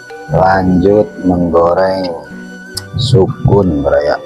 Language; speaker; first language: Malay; non-native, local second language; Sundanese